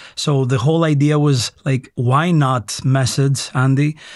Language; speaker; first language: English; non-native, fluent; Greek